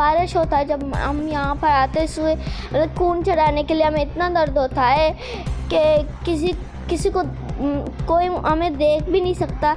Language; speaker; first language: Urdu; non-native, local second language; Baluchi